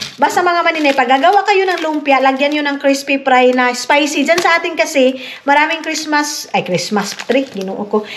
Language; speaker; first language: Filipino; non-native, local second language; Cebuano